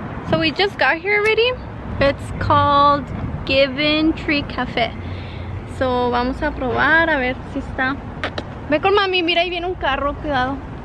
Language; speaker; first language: Spanish; early bilingual, heritage; Spanish